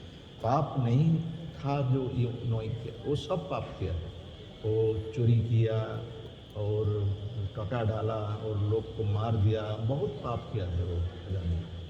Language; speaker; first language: Hindi; non-native, local second language; Bangla